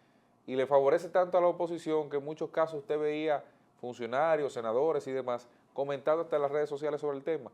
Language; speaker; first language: Spanish; native; Spanish